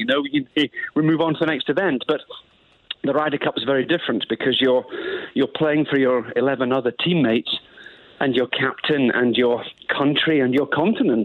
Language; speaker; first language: English; native; English